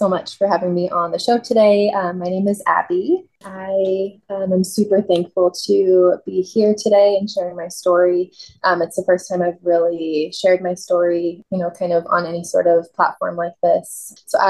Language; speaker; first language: English; native; English